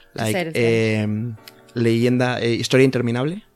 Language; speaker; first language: English; non-native, learner; Spanish